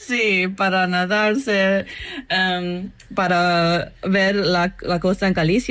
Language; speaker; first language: Spanish; non-native, learner; English